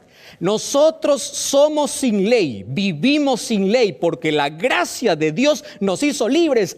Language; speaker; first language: Spanish; native; Spanish